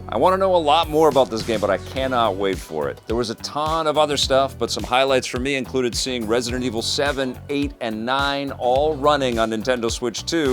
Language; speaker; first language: English; native; English